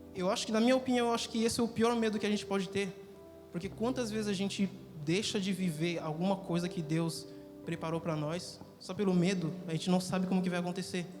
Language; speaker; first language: Portuguese; non-native, fluent; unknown